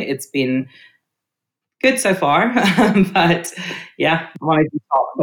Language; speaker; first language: English; native; English